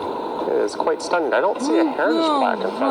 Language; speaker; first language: English; native; English